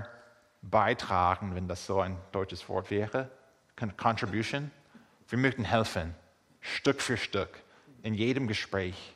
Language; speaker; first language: German; non-native, fluent; English